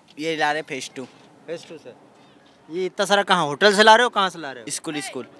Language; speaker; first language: Hindi; native; Hindi